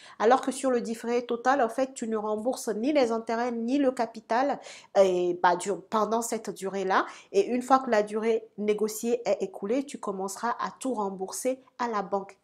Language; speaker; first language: French; native; French